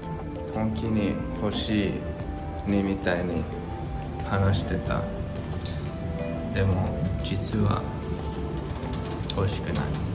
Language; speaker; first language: Japanese; non-native, learner; English